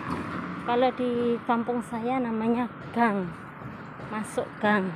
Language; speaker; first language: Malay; non-native, local second language; Javanese